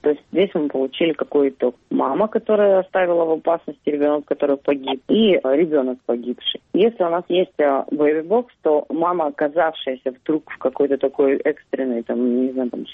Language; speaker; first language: Russian; native; Russian